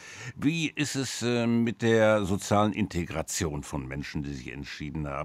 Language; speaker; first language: German; native; German